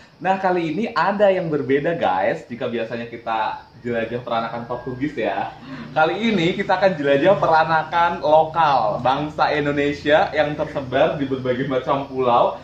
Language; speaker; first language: Indonesian; native; Indonesian